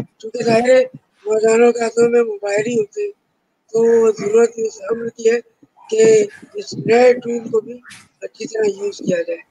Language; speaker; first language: Urdu; native; Urdu